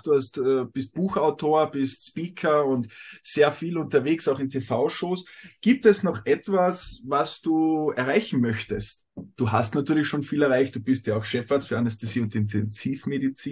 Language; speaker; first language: German; native; German